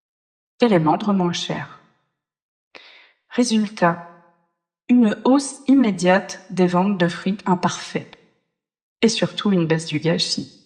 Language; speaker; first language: French; native; French